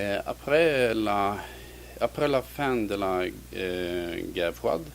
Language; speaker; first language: French; non-native, fluent; Swedish